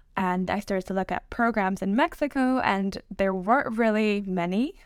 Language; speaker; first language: English; non-native, fluent; Spanish